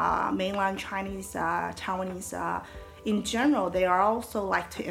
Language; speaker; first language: English; early bilingual, other home language; Cantonese